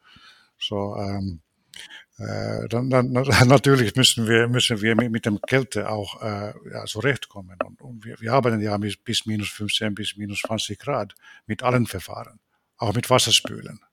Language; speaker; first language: German; non-native, fluent; Finnish